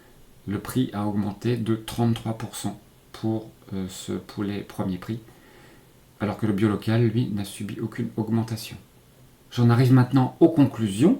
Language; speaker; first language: French; native; French